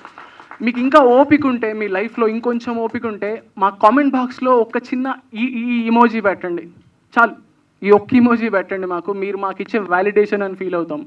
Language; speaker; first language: Telugu; native; Telugu